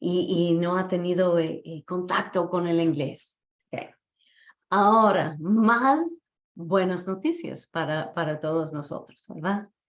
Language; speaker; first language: Spanish; non-native, fluent; English